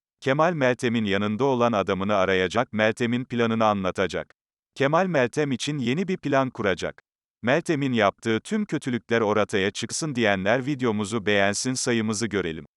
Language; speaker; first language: Turkish; native; Turkish